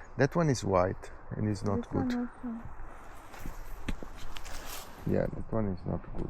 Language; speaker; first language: English; non-native, learner; Italian